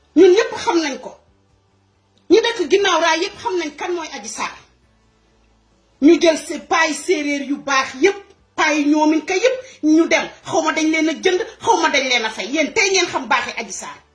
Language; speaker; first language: Wolof; non-native, local second language; Serer